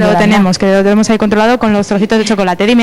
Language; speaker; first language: Spanish; native; Spanish